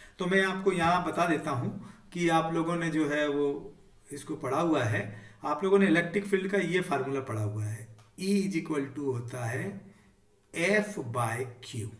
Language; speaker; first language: Hindi; native; Hindi